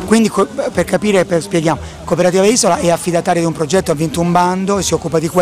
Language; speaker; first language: Italian; native; Italian